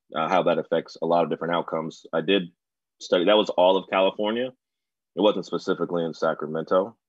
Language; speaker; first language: English; native; English